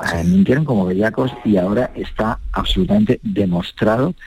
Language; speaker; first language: Spanish; native; Spanish